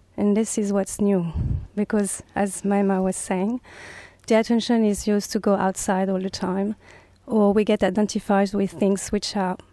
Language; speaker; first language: English; non-native, fluent; French